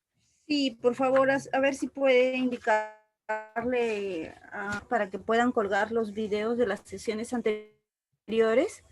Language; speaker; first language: Spanish; native; Spanish